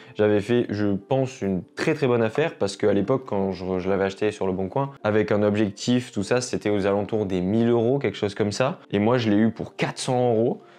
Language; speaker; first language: French; native; French